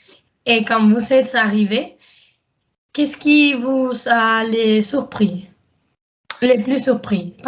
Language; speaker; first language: French; non-native, learner; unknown